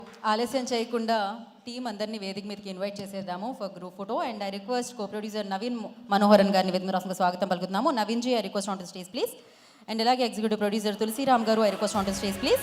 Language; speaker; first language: Telugu; native; Telugu